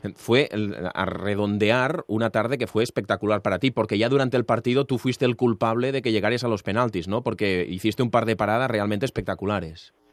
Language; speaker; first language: Spanish; non-native, local second language; Catalan